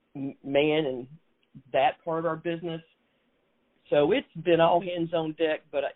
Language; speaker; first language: English; native; English